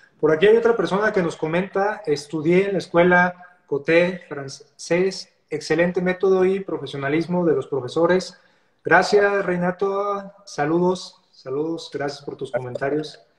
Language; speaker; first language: Spanish; native; Spanish